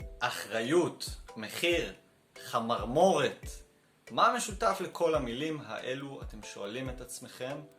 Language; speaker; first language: Hebrew; native; Hebrew